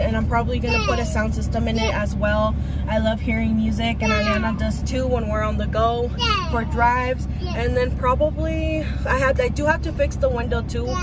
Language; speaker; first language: English; early bilingual, other home language; Spanish